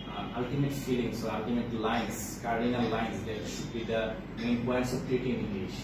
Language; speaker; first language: English; non-native, local second language; Bangla